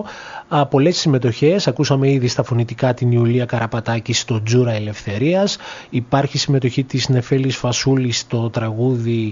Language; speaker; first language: Greek; native; Greek